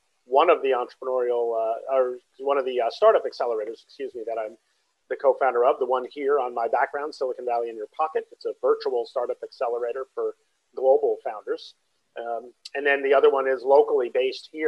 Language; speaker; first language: English; native; English